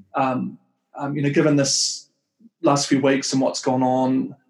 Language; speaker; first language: English; native; English